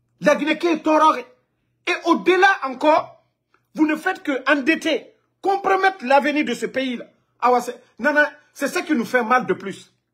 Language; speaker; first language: French; non-native, local second language; Mandingo